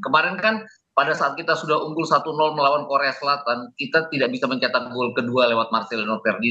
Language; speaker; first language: Indonesian; native; Indonesian